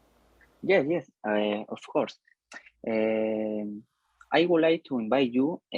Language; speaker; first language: English; non-native, learner; Spanish